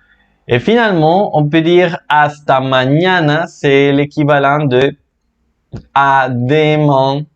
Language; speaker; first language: French; non-native, fluent; Spanish